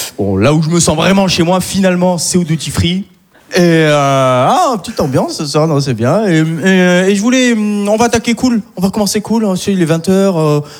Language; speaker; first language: French; early bilingual, other home language; Arabic